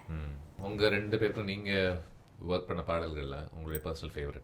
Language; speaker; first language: Tamil; native; Tamil